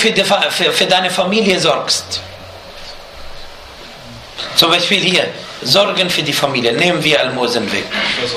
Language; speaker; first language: German; non-native, fluent; Arabic